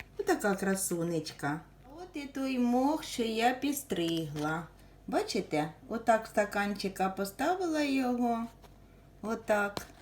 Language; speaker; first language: Ukrainian; native; Ukrainian